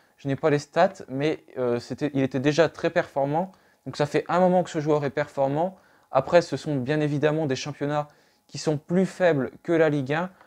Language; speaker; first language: French; native; French